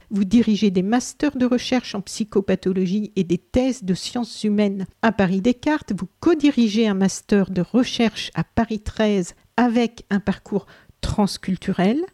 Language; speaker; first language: French; native; French